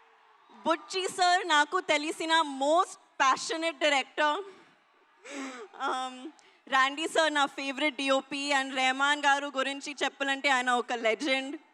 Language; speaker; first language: Telugu; non-native, learner; Hindi